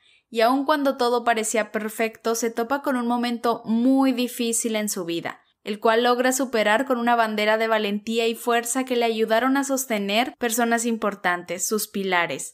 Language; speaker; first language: Spanish; native; Spanish